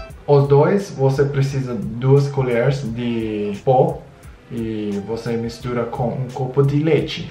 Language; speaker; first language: Portuguese; non-native, learner; English